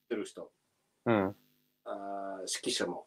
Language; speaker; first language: Japanese; non-native, learner; Russian